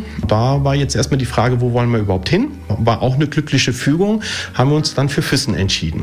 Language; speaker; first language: German; early bilingual, other home language; Italian